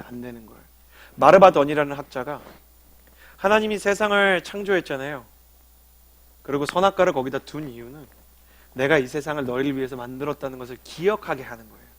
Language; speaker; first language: Korean; native; Korean